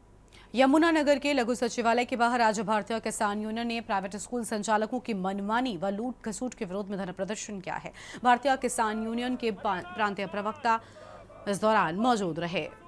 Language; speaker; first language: Hindi; native; Hindi